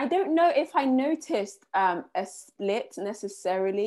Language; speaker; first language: English; native; English